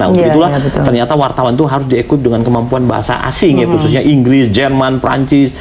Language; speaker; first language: Indonesian; native; Indonesian